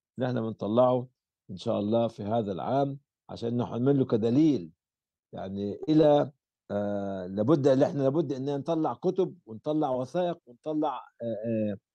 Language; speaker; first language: Arabic; native; Arabic